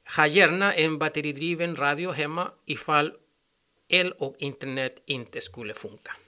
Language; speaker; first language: Swedish; non-native, learner; Spanish